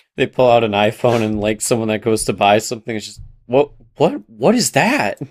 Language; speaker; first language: English; native; English